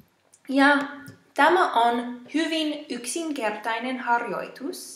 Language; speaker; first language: Finnish; non-native, fluent; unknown